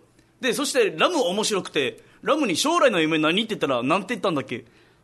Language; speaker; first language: Japanese; native; Japanese